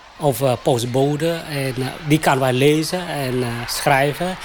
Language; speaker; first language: Dutch; non-native, fluent; Khmer